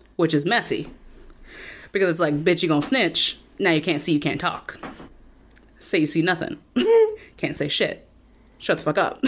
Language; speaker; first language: English; native; English